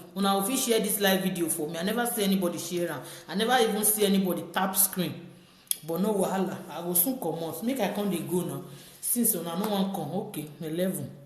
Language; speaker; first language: Nigerian Pidgin; non-native, local second language; Yoruba